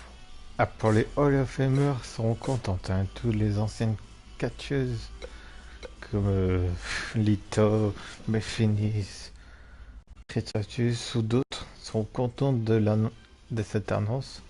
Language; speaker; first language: French; native; French